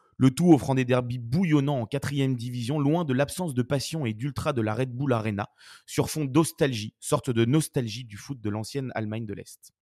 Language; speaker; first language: French; native; French